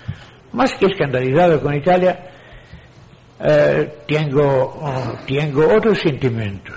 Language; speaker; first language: Spanish; non-native, fluent; Italian